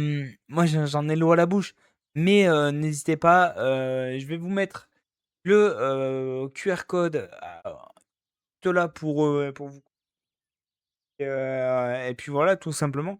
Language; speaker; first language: French; native; French